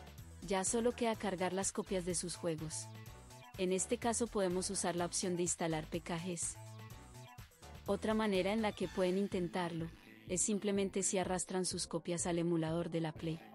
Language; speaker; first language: Spanish; native; Spanish